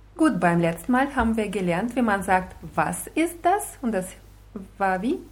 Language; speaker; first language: German; non-native, fluent; Russian